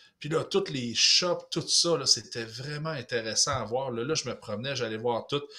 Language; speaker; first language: French; native; French